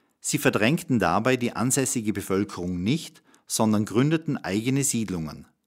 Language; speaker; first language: German; native; German